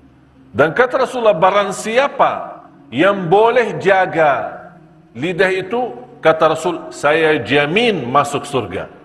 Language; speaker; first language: Indonesian; non-native, fluent; Arabic